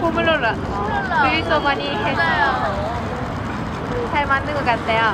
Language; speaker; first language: Korean; non-native, learner; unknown